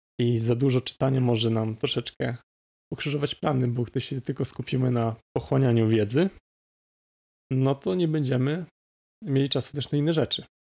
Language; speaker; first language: Polish; native; Polish